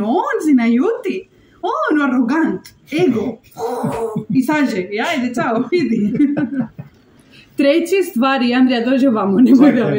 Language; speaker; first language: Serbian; non-native, learner; Spanish